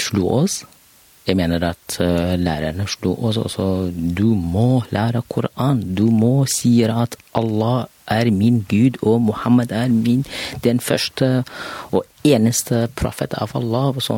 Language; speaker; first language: Norwegian; non-native, learner; Kurdish